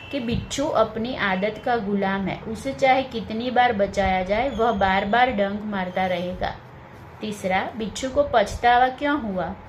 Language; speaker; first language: Hindi; non-native, local second language; Gujarati